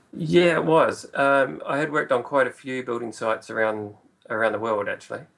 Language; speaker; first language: English; native; English